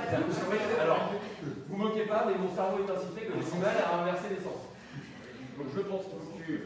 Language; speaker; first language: French; native; French